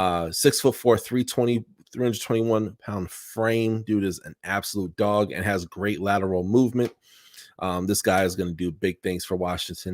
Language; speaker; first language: English; native; English